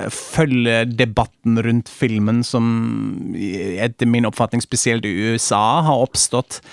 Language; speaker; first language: Norwegian; non-native, fluent; German